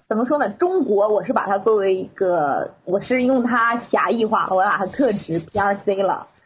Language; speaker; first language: Chinese; native; Chinese